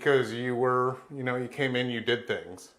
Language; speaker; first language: English; native; English